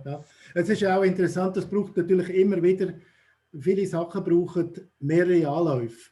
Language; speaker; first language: German; native; German